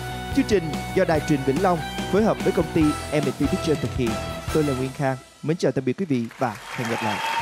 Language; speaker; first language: Vietnamese; native; Vietnamese